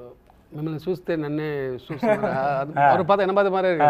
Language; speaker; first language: Telugu; non-native, local second language; Tamil